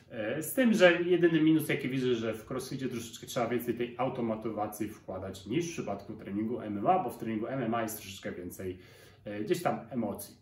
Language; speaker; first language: Polish; native; Polish